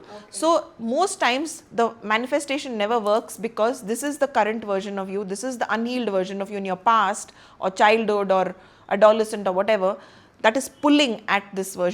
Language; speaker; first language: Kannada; non-native, local second language; Hindi